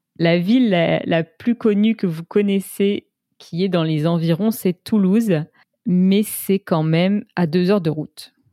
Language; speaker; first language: French; native; French